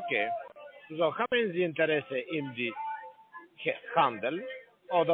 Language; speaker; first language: German; non-native, learner; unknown